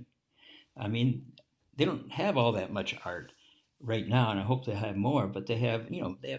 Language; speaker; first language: English; native; English